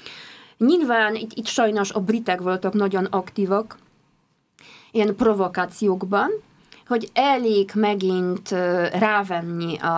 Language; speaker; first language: Hungarian; non-native, fluent; Polish